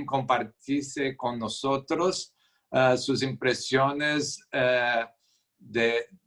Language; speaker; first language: Spanish; non-native, fluent; Portuguese